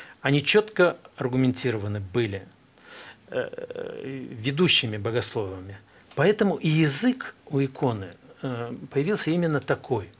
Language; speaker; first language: Russian; native; Russian